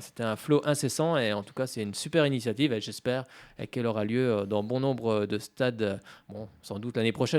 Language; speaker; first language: French; native; French